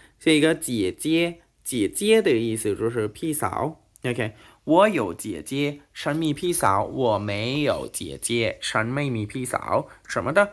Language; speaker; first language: Chinese; non-native, fluent; Thai